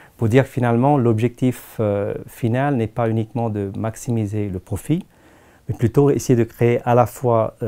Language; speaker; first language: French; non-native, fluent; Tamil